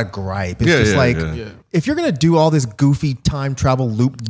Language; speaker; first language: English; native; English